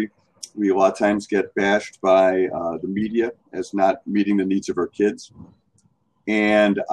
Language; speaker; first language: English; native; English